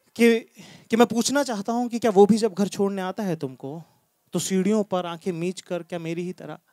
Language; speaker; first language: Hindi; native; Hindi